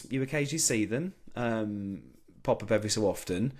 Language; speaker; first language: English; native; English